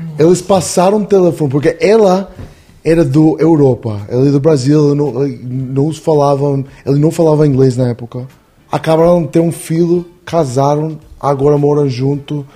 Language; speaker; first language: Portuguese; non-native, learner; English